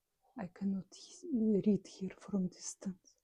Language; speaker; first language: English; non-native, learner; Russian